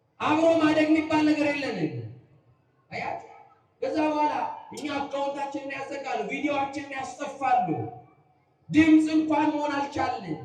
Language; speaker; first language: Amharic; native; Amharic